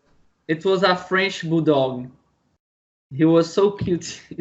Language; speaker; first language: English; non-native, learner; Portuguese